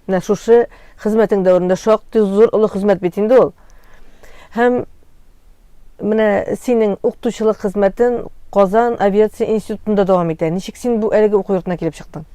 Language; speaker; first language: Tatar; native; Tatar